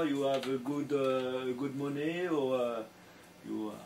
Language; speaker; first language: English; non-native, learner; French